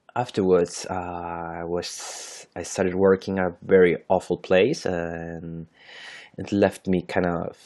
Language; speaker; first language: English; non-native, fluent; Spanish